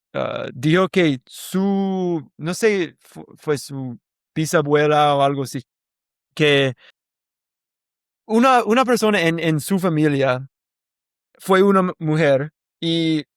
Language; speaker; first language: Spanish; non-native, learner; English